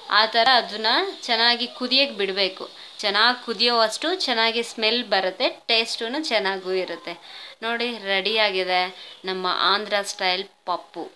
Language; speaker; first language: Kannada; non-native, local second language; Telugu